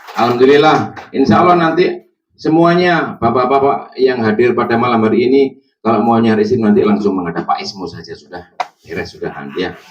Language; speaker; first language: Indonesian; non-native, local second language; Javanese